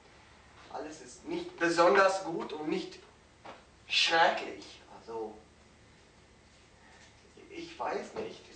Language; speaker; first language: German; non-native, fluent; English